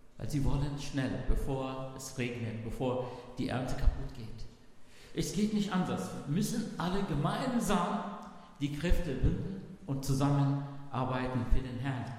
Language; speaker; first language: German; non-native, fluent; Arabic